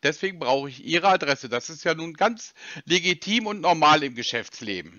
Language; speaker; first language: German; native; German